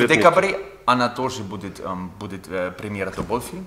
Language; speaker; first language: Russian; non-native, learner; German